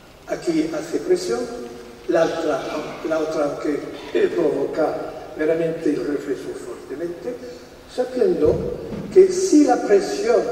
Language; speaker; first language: Spanish; non-native, fluent; French